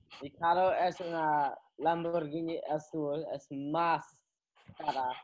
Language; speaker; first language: Spanish; non-native, learner; English